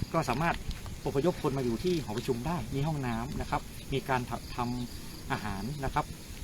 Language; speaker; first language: Thai; native; Thai